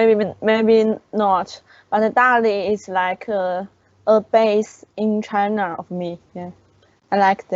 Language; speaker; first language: English; non-native, learner; Chinese